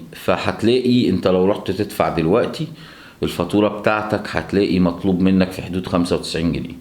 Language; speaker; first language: Arabic; native; Arabic